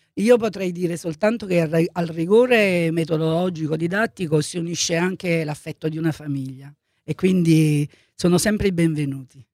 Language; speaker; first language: Italian; native; Italian